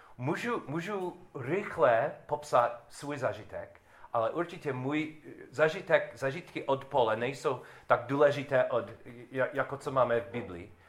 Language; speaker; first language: Czech; non-native, learner; English